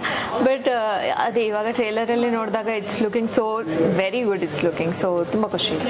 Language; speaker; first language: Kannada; non-native, local second language; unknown